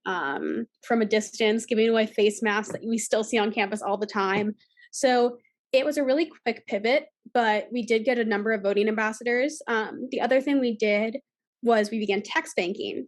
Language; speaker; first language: English; native; English